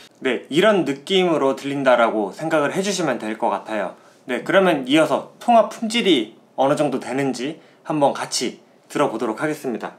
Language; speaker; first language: Korean; native; Korean